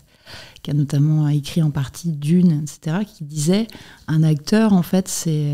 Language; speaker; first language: French; native; French